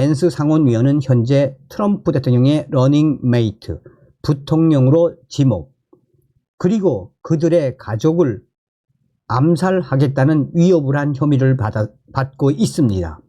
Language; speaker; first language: Korean; native; Korean